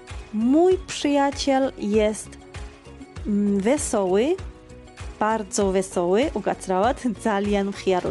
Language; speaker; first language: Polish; non-native, fluent; Georgian